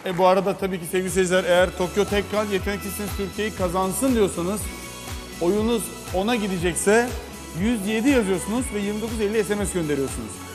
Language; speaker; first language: Turkish; native; Turkish